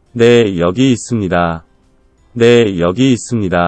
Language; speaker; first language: Korean; non-native, learner; Thai